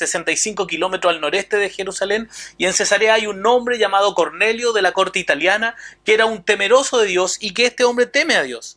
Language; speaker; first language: Spanish; native; Spanish